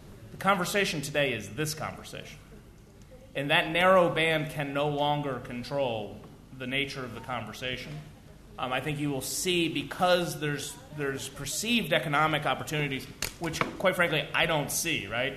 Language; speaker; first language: English; early bilingual, other home language; Spanish